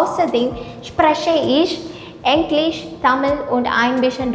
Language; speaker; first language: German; non-native, learner; Malayalam